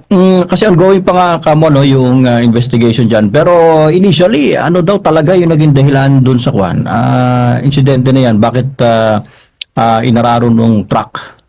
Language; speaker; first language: Filipino; native; Filipino